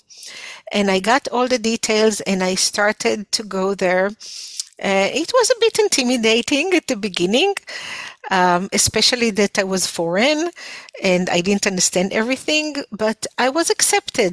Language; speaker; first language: English; non-native, fluent; Hebrew